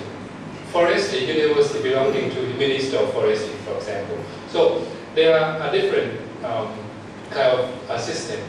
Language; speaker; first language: English; non-native, fluent; Thai